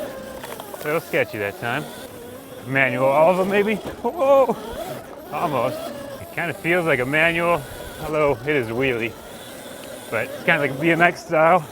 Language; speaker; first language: English; native; English